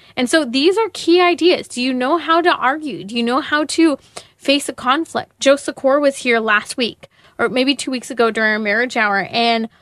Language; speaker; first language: English; native; English